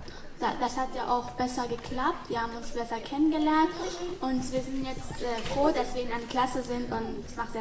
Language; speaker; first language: German; non-native, learner; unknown